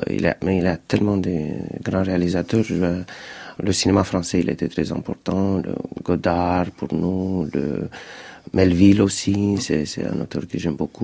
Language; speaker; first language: French; non-native, fluent; Romanian